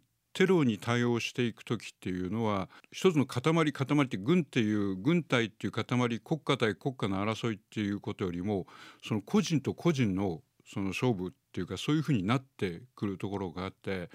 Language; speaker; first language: Japanese; native; Japanese